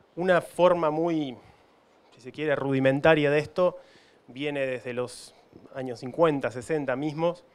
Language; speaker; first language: Spanish; native; Spanish